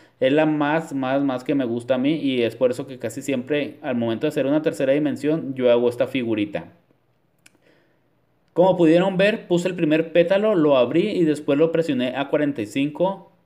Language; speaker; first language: Spanish; native; Spanish